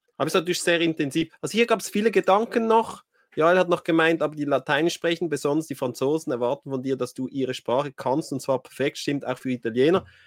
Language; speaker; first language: German; native; German